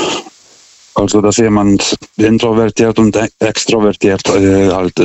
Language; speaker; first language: German; non-native, fluent; Lithuanian